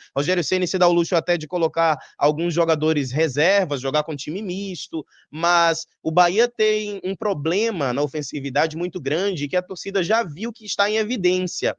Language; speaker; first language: Portuguese; native; Portuguese